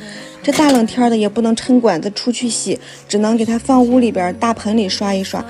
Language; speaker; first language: Chinese; native; Chinese